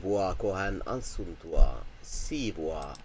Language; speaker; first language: Finnish; non-native, learner; English